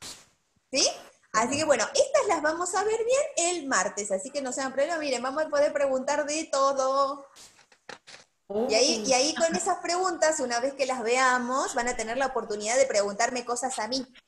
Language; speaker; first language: Spanish; native; Spanish